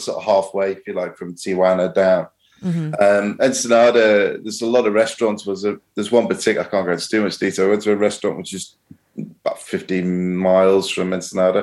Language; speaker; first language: English; native; English